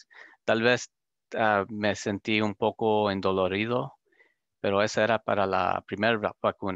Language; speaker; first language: Spanish; early bilingual, other home language; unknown